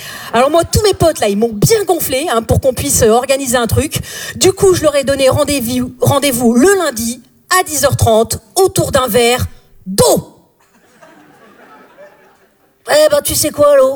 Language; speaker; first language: French; native; French